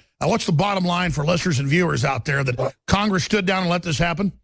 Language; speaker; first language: English; native; English